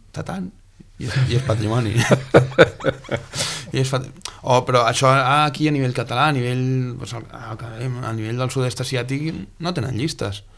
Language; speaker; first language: Catalan; native; Catalan